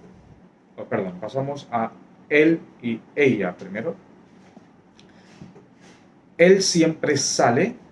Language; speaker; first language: Spanish; non-native, fluent; Hindi